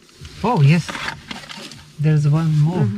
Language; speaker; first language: English; non-native, local second language; Hindi